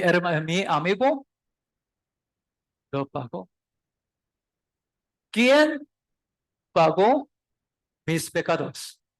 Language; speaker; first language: Spanish; non-native, learner; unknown